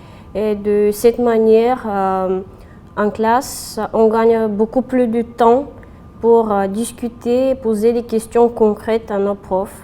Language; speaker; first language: French; non-native, fluent; Bulgarian